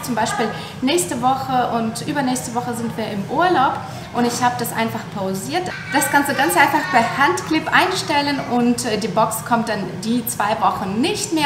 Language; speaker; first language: German; non-native, fluent; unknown